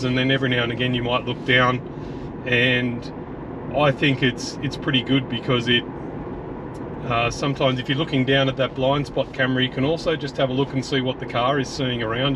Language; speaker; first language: English; native; English